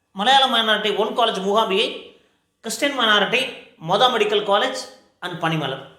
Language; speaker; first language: English; non-native, local second language; Tamil